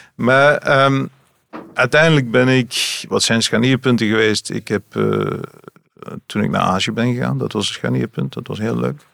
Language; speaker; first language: Dutch; native; Dutch